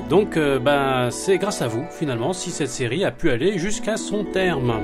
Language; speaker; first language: French; native; French